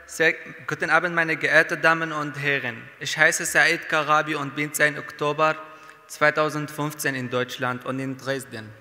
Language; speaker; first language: German; non-native, fluent; Arabic